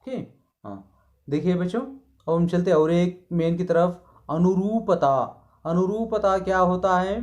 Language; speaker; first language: Hindi; non-native, local second language; Kannada